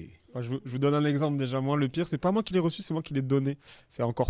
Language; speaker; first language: French; native; French